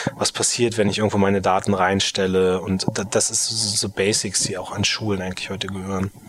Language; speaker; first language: German; native; German